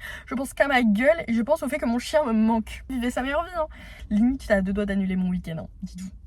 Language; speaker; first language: French; native; French